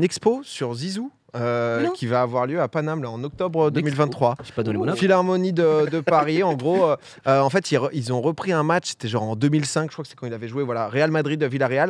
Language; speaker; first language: French; native; French